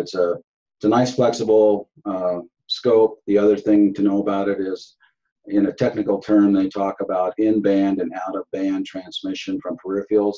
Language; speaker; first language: English; native; English